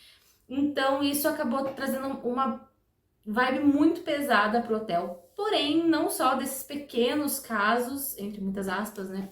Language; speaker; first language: Portuguese; native; Portuguese